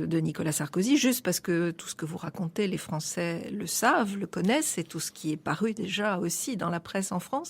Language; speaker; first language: French; native; French